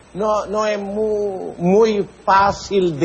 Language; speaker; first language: Spanish; non-native, learner; Filipino